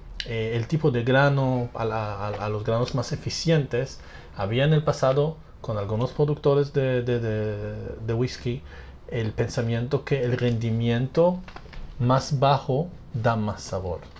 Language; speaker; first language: Spanish; non-native, fluent; English